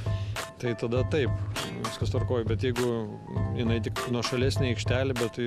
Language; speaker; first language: Lithuanian; native; Lithuanian